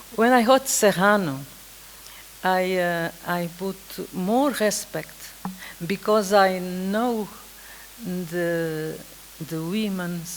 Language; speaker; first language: English; non-native, learner; Kabuverdianu